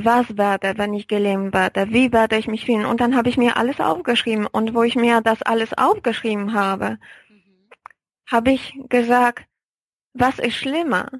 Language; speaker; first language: German; non-native, fluent; Polish